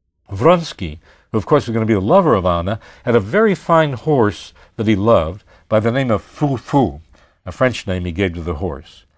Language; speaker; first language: English; native; English